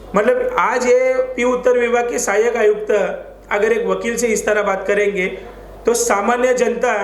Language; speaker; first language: Hindi; non-native, local second language; Marathi